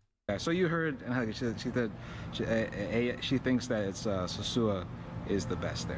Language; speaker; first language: English; native; English